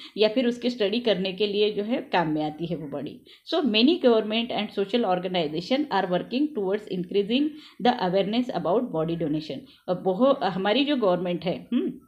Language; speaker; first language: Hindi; non-native, local second language; Marathi